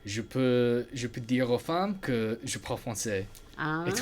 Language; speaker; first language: French; non-native, learner; English